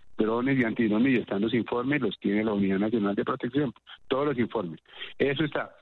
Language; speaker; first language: Spanish; native; Spanish